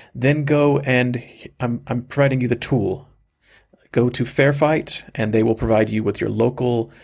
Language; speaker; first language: English; native; English